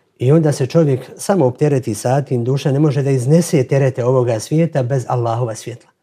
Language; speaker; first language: Bosnian; native; Bosnian